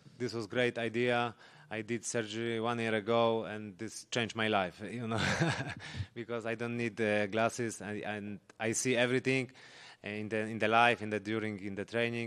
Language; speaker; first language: English; non-native, learner; Polish